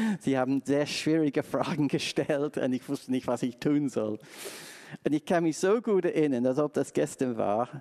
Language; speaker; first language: German; non-native, fluent; English